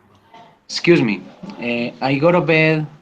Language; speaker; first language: English; non-native, learner; Spanish